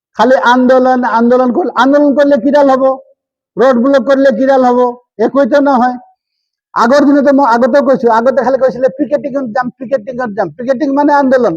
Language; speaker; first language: Assamese; native; Assamese